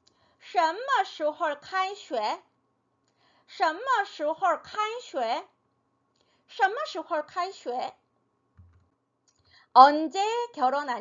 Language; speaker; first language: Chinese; non-native, fluent; Korean